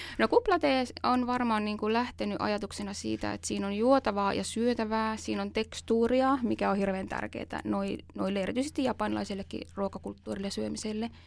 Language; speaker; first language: Finnish; native; Finnish